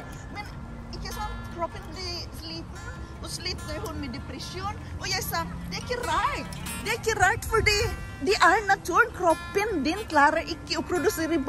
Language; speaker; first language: Norwegian; non-native, learner; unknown